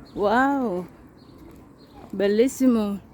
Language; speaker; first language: Italian; non-native, learner; Filipino